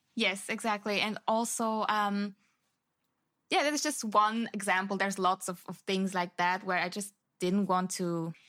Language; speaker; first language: English; non-native, fluent; Swiss German